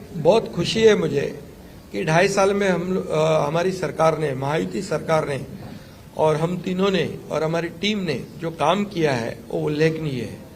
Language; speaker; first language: Hindi; non-native, local second language; Marathi